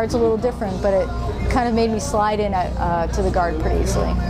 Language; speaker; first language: English; native; English